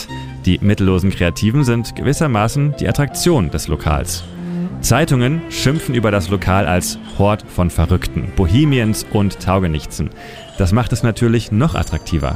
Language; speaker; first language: German; native; German